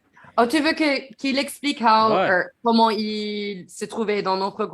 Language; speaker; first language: French; non-native, learner; English